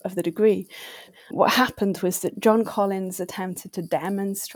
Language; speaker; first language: English; native; English